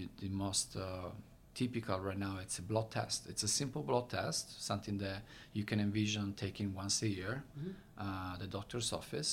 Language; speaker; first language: English; non-native, fluent; Italian